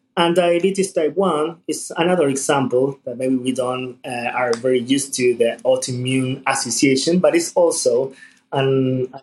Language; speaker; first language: English; non-native, fluent; Spanish